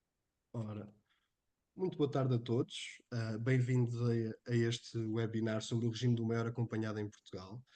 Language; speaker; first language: Portuguese; native; Portuguese